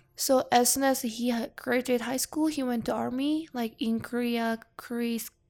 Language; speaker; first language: English; non-native, learner; Korean